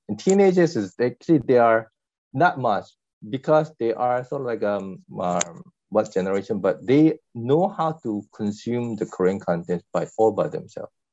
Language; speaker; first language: English; non-native, fluent; Korean